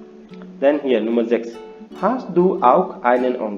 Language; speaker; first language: German; non-native, fluent; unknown